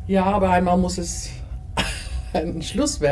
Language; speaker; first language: German; non-native, fluent; Norwegian